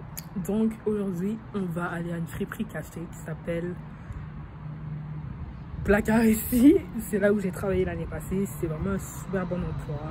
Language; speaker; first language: French; native; French